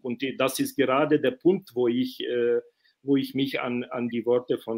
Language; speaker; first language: German; non-native, fluent; Ukrainian